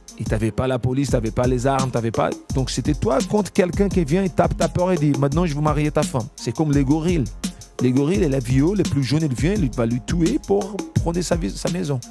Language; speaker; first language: French; non-native, fluent; Portuguese